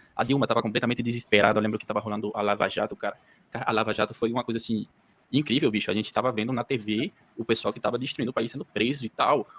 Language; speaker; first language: Portuguese; early bilingual, heritage; Portuguese